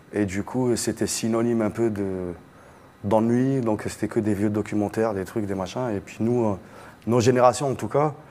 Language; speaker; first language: French; non-native, local second language; Arabic